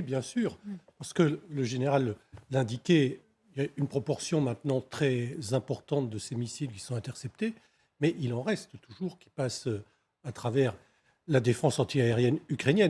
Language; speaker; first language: French; native; French